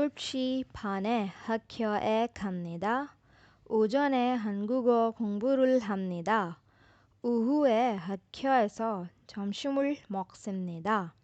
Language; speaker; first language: Korean; non-native, fluent; Urdu